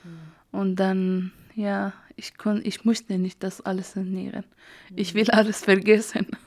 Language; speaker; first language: German; non-native, learner; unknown